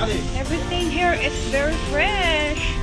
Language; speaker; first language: English; non-native, learner; Cebuano